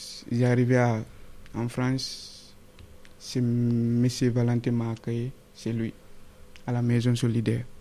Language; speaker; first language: French; non-native, learner; Fula